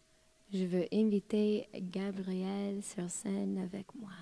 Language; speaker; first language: French; non-native, fluent; English